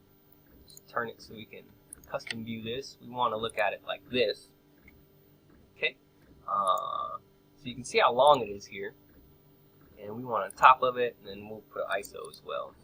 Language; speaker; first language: English; native; English